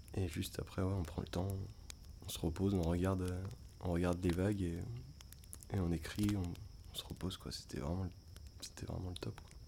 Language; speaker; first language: French; native; French